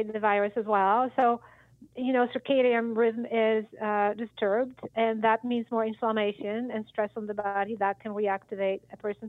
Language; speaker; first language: English; non-native, fluent; Polish